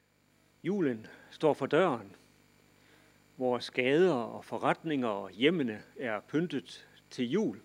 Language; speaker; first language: Danish; native; Danish